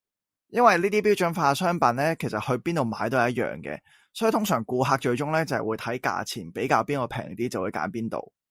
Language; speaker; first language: Cantonese; native; Cantonese